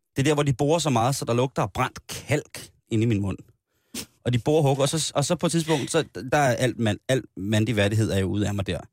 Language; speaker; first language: Danish; native; Danish